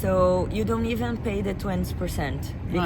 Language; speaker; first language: English; non-native, fluent; Portuguese